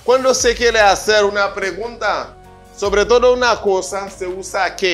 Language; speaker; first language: Spanish; non-native, fluent; Haitian Creole